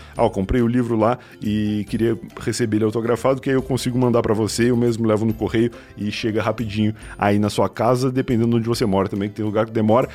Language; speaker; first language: Portuguese; native; Portuguese